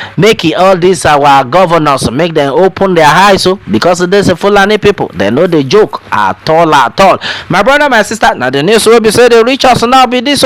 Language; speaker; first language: Nigerian Pidgin; non-native, local second language; Yoruba